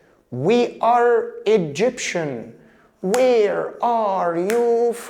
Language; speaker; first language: English; non-native, fluent; Arabic